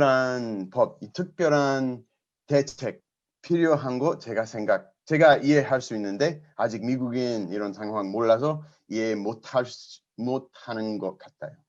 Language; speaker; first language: Korean; non-native, learner; English